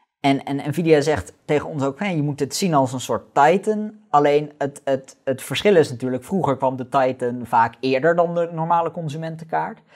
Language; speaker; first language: Dutch; native; Dutch